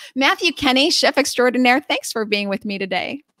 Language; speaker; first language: English; native; English